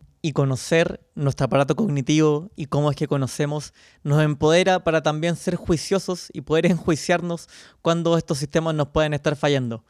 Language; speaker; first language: Spanish; native; Spanish